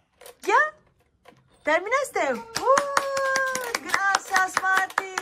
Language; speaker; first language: Spanish; non-native, learner; Turkish